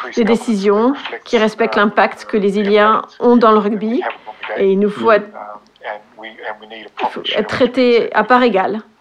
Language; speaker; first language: French; non-native, fluent; English